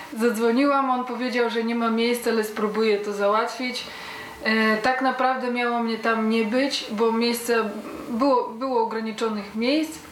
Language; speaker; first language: Polish; early bilingual, heritage; Polish